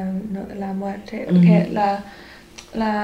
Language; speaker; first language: Spanish; non-native, learner; English